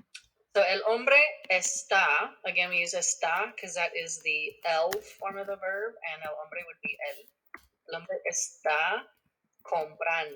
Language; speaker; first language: Spanish; non-native, fluent; English